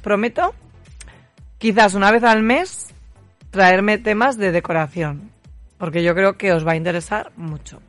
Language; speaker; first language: Spanish; native; Spanish